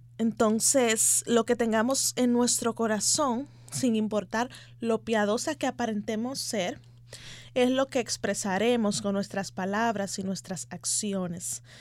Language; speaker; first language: Spanish; native; Spanish